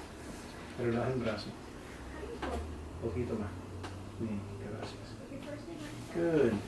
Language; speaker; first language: Spanish; non-native, learner; English